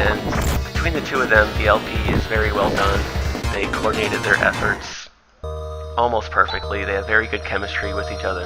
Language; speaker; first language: English; native; English